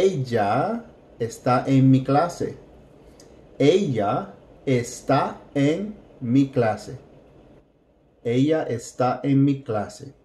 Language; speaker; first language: Spanish; non-native, fluent; English